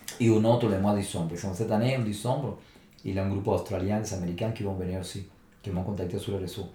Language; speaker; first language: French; non-native, fluent; Spanish